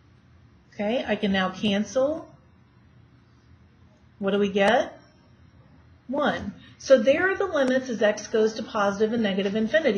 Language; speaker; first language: English; native; English